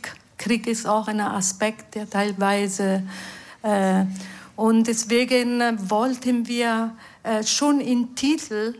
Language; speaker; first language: German; non-native, fluent; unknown